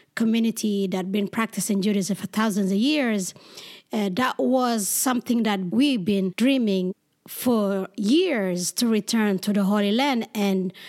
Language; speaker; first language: English; non-native, fluent; Amharic